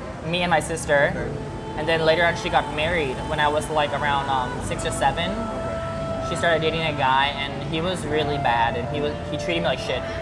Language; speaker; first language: English; early bilingual, other home language; Vietnamese